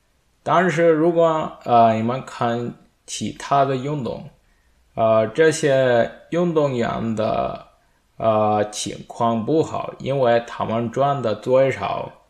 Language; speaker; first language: Chinese; non-native, learner; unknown